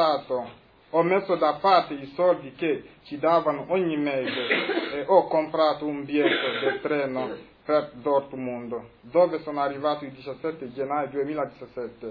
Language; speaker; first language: Italian; non-native, fluent; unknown